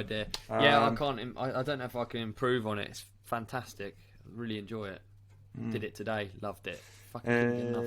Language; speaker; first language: English; native; English